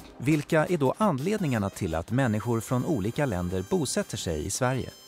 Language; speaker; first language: Swedish; native; Swedish